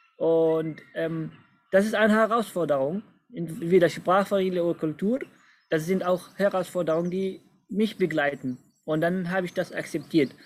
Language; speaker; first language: German; non-native, fluent; Arabic